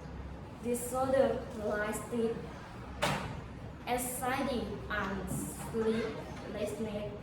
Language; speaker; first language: English; non-native, learner; Thai